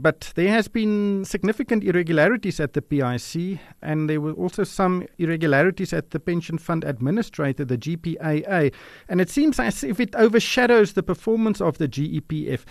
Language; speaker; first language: English; non-native, local second language; Afrikaans